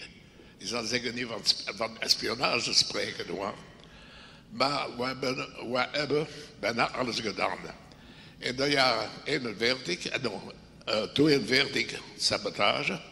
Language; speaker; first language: Dutch; non-native, local second language; French